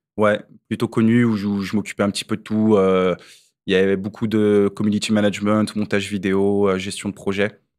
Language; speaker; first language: French; native; French